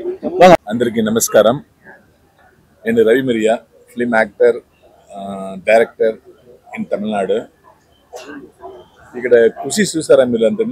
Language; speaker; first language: Telugu; non-native, learner; Tamil